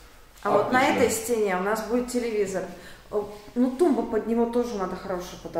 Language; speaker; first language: Russian; native; Russian